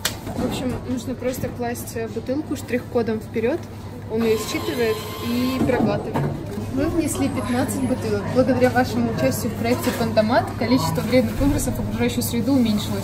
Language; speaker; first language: Russian; native; Russian